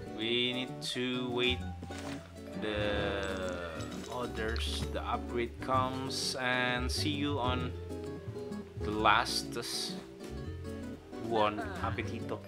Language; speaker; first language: English; non-native, learner; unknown